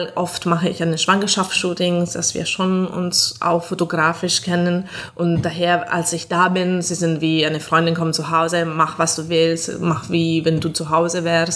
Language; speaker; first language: German; non-native, fluent; Italian